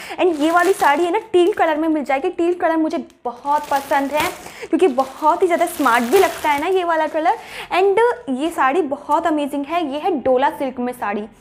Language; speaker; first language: Hindi; native; Hindi